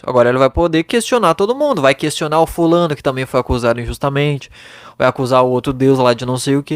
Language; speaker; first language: Portuguese; native; Portuguese